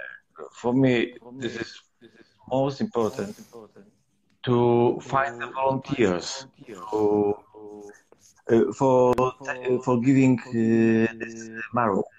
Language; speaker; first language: English; non-native, learner; Polish